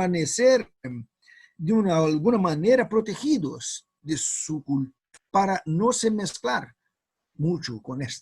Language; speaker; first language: Spanish; non-native, fluent; Portuguese